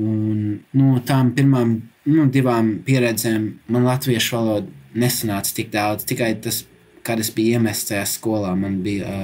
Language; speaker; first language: Latvian; early bilingual, heritage; English